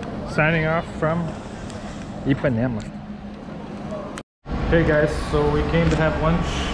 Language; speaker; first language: English; native; English